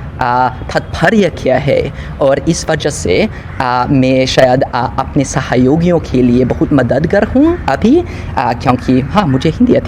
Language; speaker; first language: Hindi; non-native, learner; English